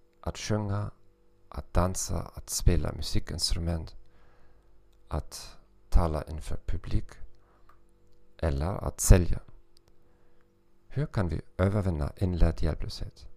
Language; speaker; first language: Swedish; non-native, fluent; German